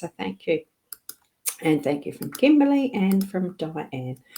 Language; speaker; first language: English; native; English